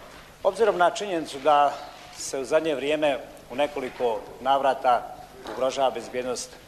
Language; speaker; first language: Croatian; native; Croatian